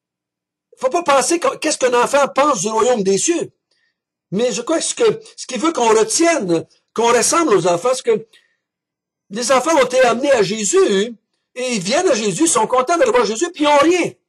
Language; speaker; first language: French; native; French